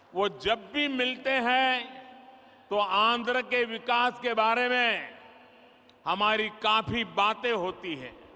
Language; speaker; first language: Hindi; non-native, local second language; Gujarati